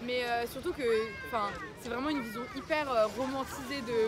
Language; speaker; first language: French; native; French